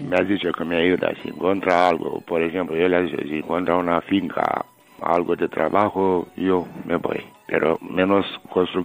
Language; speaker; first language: Spanish; non-native, learner; Romanian